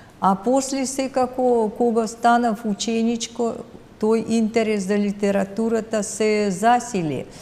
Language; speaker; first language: Macedonian; non-native, fluent; Russian